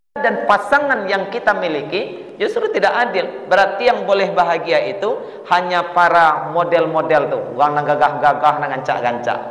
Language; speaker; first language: Malay; non-native, local second language; Minangkabau